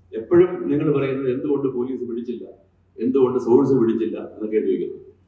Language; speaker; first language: Malayalam; non-native, local second language; Tamil